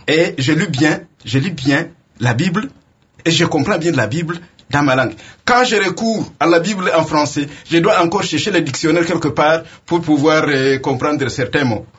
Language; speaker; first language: French; non-native, local second language; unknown